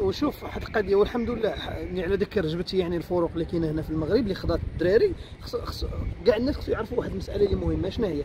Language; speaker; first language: Arabic; native; Arabic